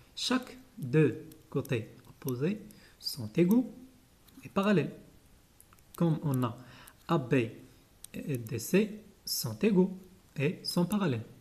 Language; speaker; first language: French; non-native, local second language; Arabic